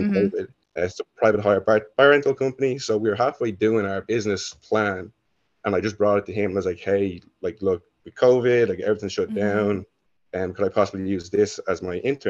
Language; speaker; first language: English; native; English